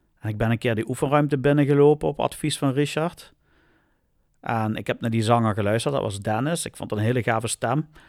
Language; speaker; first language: Dutch; native; Dutch